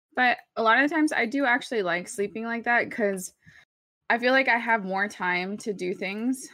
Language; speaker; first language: English; early bilingual, other home language; Spanish